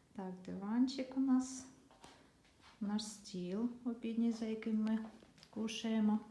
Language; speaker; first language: Ukrainian; non-native, local second language; Russian